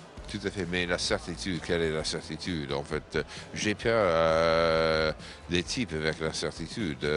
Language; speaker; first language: French; non-native, fluent; English